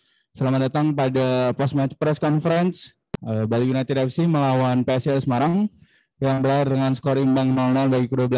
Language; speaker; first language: Indonesian; native; Indonesian